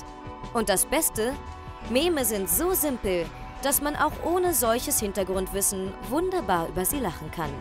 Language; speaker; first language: German; native; German